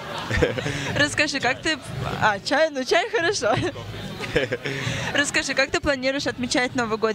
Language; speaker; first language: Russian; native; Russian